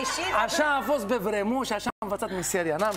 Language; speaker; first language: Romanian; non-native, learner; Hebrew